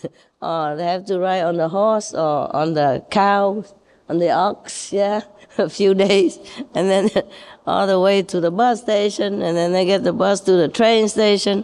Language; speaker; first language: English; non-native, fluent; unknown